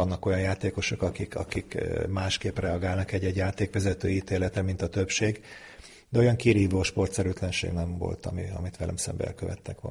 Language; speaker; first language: Hungarian; native; Hungarian